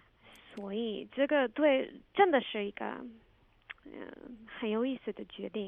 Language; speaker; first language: Chinese; non-native, fluent; English